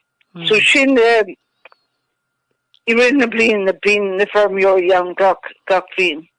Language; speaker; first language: Irish; non-native, local second language; English